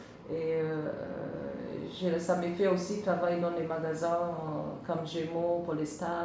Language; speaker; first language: French; non-native, learner; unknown